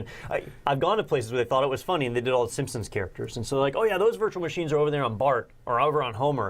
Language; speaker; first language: English; native; English